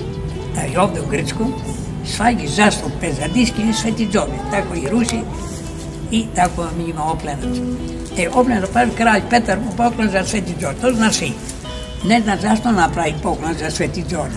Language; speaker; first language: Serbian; early bilingual, heritage; Greek